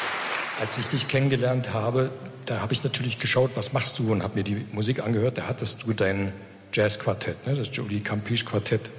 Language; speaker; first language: German; native; German